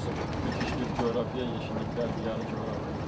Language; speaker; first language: Turkish; native; Turkish